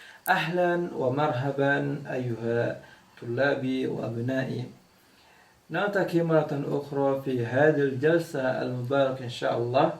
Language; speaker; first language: Arabic; non-native, fluent; Indonesian